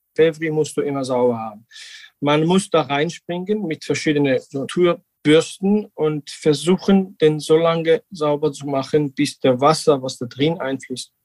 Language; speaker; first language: German; non-native, fluent; Georgian